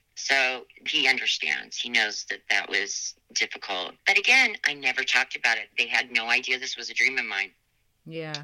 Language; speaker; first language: English; native; English